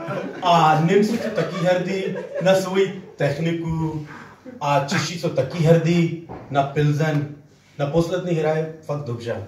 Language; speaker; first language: Czech; non-native, learner; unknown